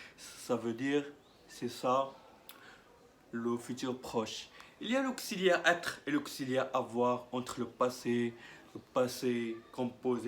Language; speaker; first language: French; non-native, learner; Arabic